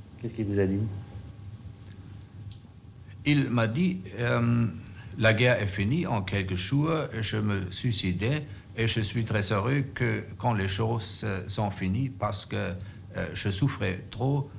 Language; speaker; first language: French; non-native, fluent; German